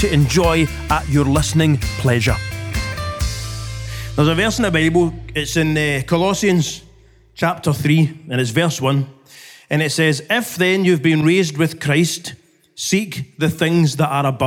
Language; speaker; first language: English; native; English